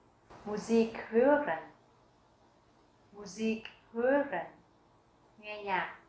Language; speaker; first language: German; non-native, fluent; Vietnamese